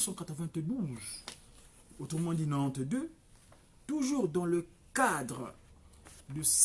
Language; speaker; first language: French; non-native, local second language; Kongo